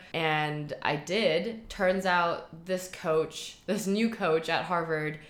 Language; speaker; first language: English; early bilingual, heritage; Chinese